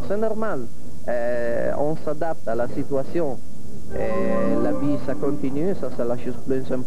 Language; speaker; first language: French; non-native, fluent; Italian